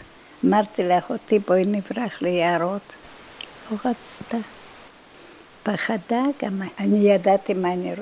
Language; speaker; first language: Hebrew; non-native, fluent; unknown